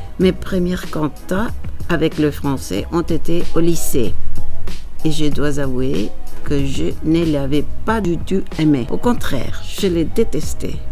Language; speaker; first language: French; non-native, fluent; Spanish